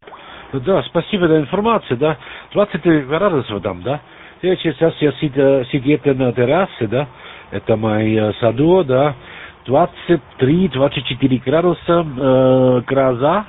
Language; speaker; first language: Russian; non-native, learner; German